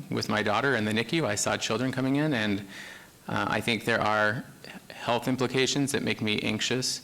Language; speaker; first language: English; native; English